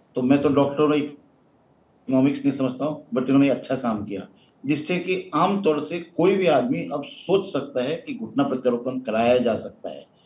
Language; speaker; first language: Hindi; native; Hindi